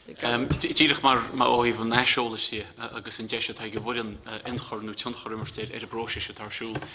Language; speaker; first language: Irish; native; Irish